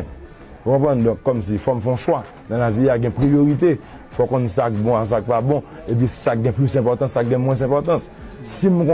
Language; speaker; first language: Haitian Creole; native; Haitian Creole